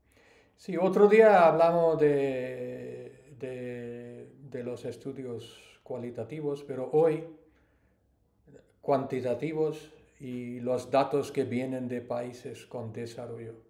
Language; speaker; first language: Spanish; non-native, learner; English